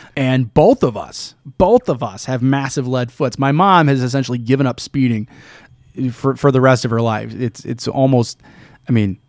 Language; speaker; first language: English; native; English